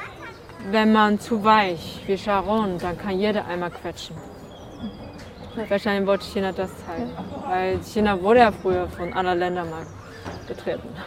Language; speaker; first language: German; non-native, fluent; Chinese